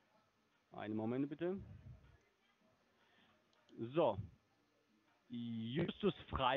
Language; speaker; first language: German; non-native, learner; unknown